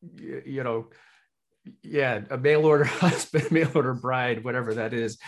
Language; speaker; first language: English; native; English